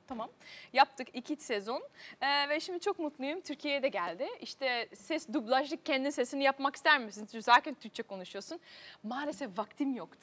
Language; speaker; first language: Turkish; early bilingual, heritage; Turkish